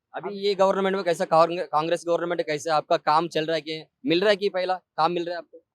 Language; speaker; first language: Hindi; non-native, local second language; Telugu